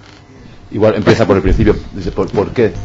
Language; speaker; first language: Spanish; native; Spanish